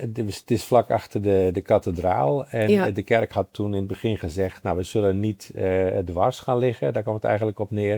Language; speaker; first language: Dutch; native; Dutch